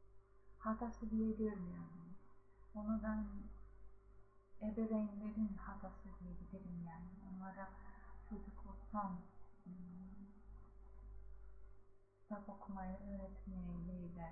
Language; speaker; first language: Turkish; non-native, fluent; Kazakh